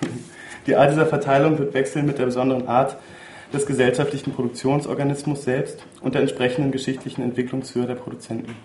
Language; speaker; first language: German; native; German